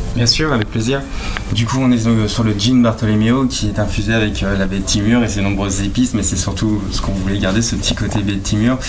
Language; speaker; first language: French; native; French